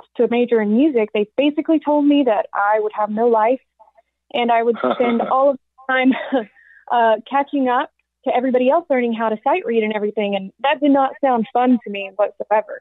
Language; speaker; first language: English; native; English